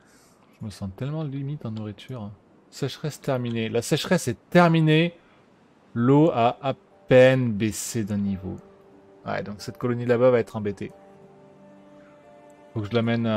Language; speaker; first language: French; native; French